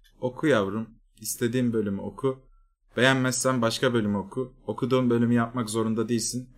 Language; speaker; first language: Turkish; native; Turkish